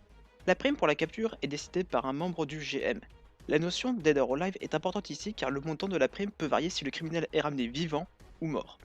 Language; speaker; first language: French; native; French